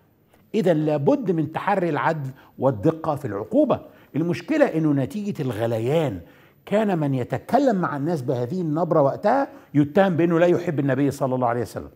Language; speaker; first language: Arabic; native; Arabic